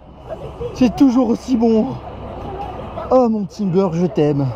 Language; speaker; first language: French; native; French